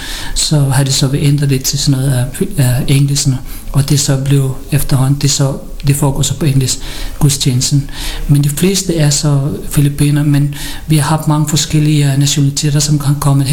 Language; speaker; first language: Danish; non-native, learner; Filipino